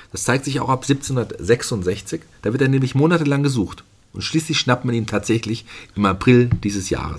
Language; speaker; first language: German; native; German